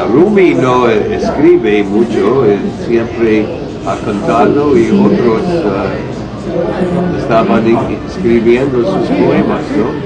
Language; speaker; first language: Spanish; non-native, learner; English